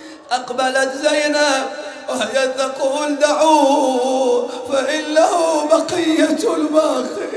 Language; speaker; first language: Arabic; native; Arabic